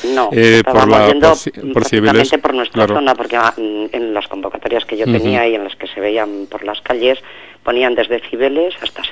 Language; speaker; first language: Spanish; native; Spanish